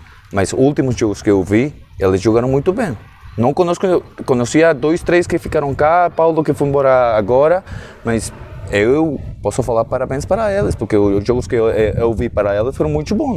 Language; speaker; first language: Portuguese; non-native, learner; Spanish